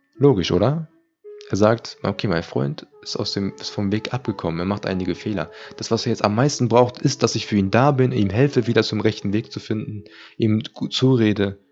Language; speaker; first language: German; early bilingual, other home language; Turkish